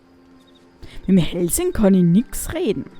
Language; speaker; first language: German; native; German